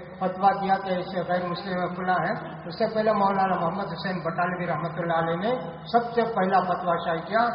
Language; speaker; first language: Urdu; native; Urdu